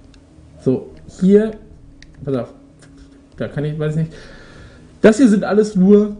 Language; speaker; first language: German; native; German